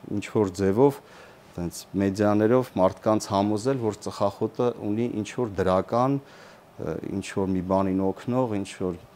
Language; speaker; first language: Armenian; native; Armenian